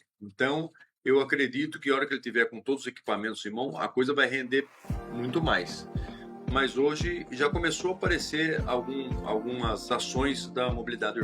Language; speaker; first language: Portuguese; native; Portuguese